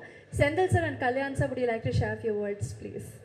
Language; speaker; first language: Tamil; native; Tamil